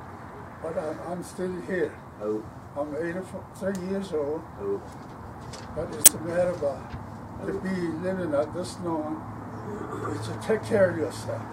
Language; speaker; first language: English; non-native, local second language; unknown